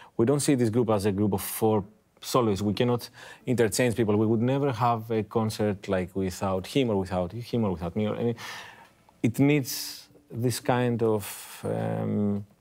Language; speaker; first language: English; non-native, fluent; Greek